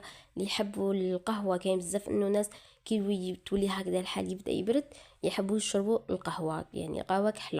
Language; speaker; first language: Arabic; native; Arabic